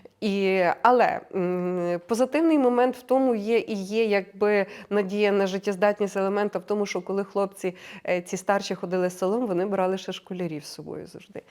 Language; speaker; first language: Ukrainian; native; Ukrainian